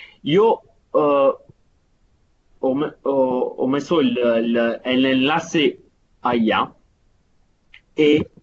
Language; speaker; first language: Spanish; non-native, fluent; Italian